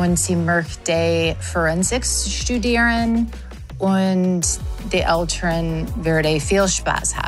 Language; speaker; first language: German; non-native, learner; English